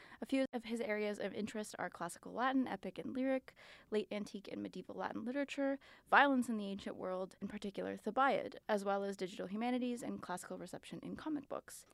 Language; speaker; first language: English; early bilingual, other home language; Portuguese